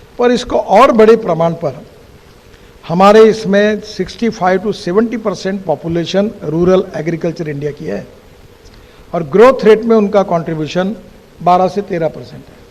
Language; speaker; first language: Hindi; non-native, local second language; Marathi